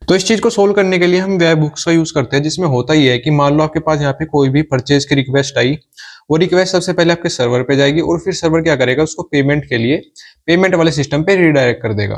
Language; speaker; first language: Hindi; native; Hindi